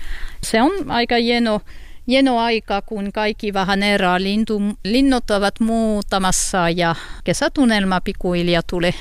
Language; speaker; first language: Finnish; non-native, learner; French